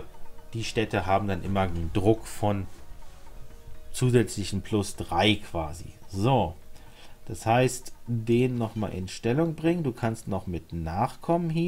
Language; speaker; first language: German; native; German